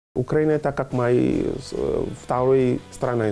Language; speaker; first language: Russian; non-native, learner; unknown